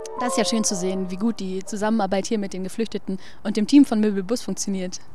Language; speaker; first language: German; native; German